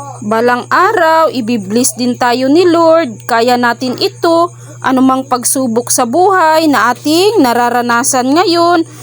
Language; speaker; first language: Filipino; non-native, local second language; Cebuano